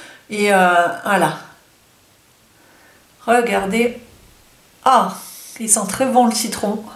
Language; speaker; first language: French; native; French